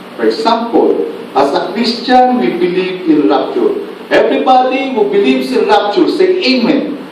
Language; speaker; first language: English; non-native, local second language; Filipino